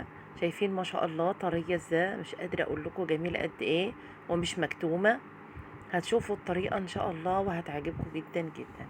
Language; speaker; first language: Arabic; native; Arabic